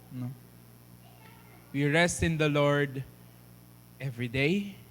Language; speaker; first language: English; non-native, fluent; Filipino